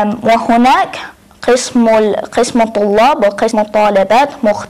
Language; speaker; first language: Arabic; non-native, learner; English